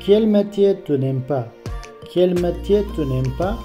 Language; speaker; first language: French; non-native, learner; Pashto